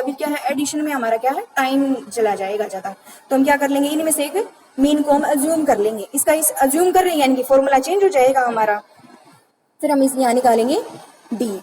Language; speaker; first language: Hindi; native; Hindi